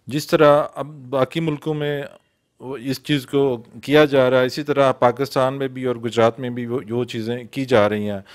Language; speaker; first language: Urdu; non-native, local second language; Punjabi